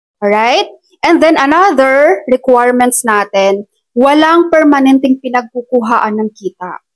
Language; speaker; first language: Filipino; non-native, local second language; Cebuano